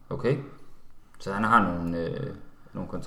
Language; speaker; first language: Danish; native; Danish